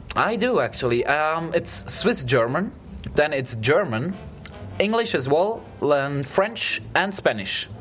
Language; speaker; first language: English; non-native, fluent; German